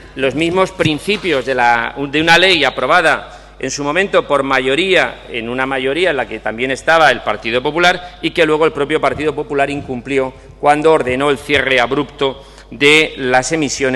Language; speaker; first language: Spanish; native; Spanish